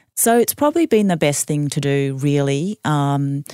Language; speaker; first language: English; native; English